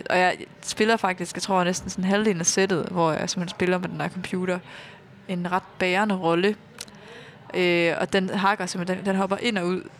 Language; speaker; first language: Danish; native; Danish